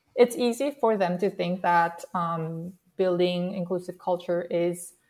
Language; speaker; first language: English; non-native, fluent; Korean